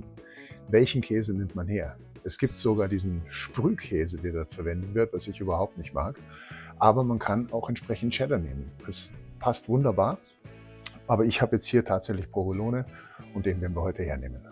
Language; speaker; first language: German; native; German